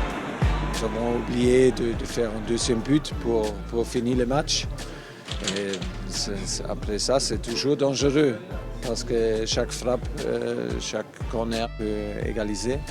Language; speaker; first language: French; non-native, fluent; German